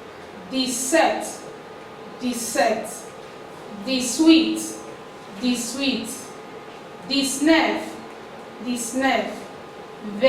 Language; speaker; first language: French; non-native, fluent; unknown